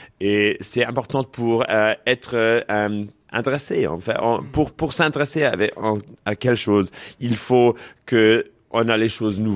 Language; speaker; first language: French; non-native, learner; English